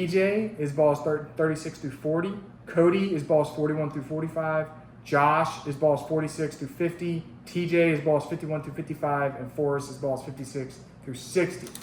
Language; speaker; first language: English; native; English